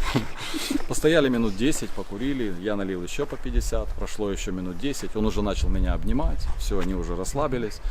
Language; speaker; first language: Russian; native; Russian